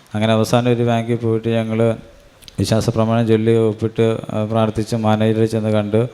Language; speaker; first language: Malayalam; native; Malayalam